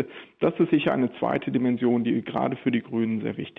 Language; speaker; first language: German; native; German